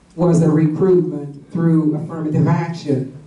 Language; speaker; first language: English; native; English